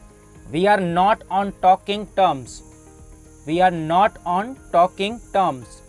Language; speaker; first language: English; non-native, fluent; Hindi